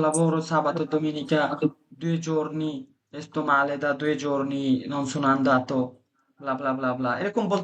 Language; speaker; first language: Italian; non-native, fluent; Bangla